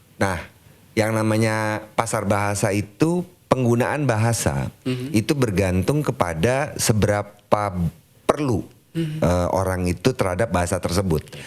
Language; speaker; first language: Indonesian; native; Indonesian